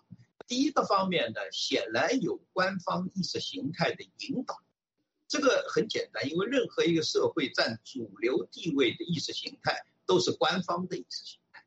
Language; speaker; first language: Chinese; native; Chinese